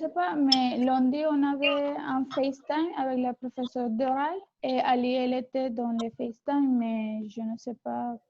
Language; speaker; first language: French; non-native, learner; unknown